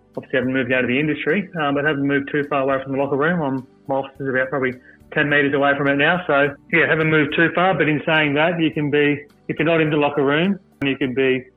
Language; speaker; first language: English; native; English